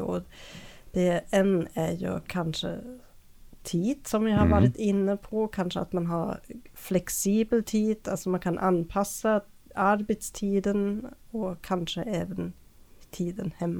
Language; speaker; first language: Swedish; non-native, fluent; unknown